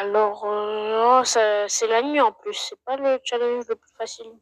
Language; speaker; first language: French; native; French